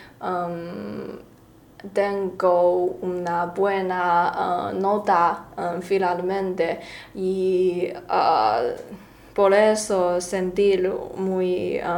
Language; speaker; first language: Spanish; non-native, learner; Chinese